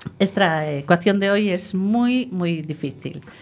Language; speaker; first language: Spanish; native; Spanish